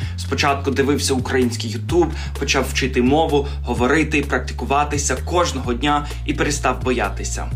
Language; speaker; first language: Ukrainian; non-native, fluent; English